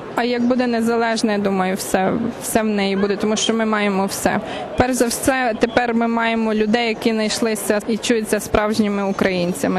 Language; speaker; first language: Ukrainian; native; Ukrainian